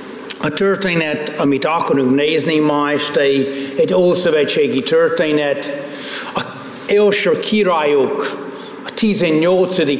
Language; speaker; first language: Hungarian; non-native, fluent; English